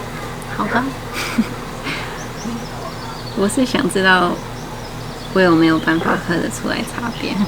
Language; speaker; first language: Chinese; non-native, fluent; English